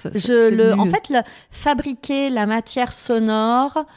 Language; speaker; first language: French; native; French